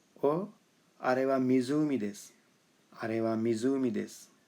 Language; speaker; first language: Japanese; non-native, fluent; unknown